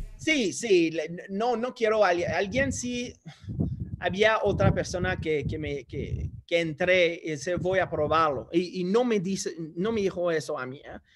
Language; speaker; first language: Spanish; non-native, fluent; English